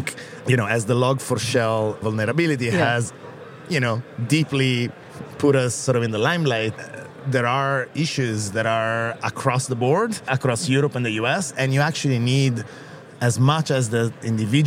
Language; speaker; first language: English; non-native, fluent; Italian